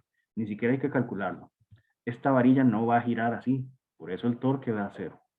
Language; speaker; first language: Spanish; native; Spanish